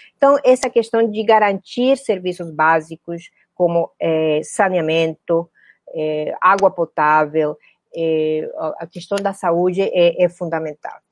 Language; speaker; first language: Portuguese; non-native, fluent; Spanish